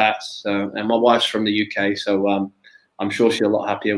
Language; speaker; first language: English; native; English